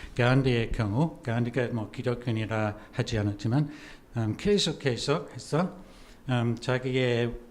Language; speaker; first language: Korean; non-native, fluent; English